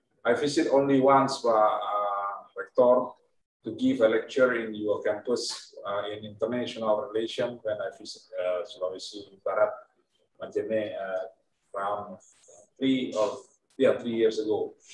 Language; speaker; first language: English; non-native, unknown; Indonesian